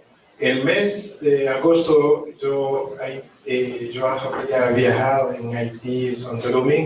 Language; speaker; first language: Spanish; non-native, learner; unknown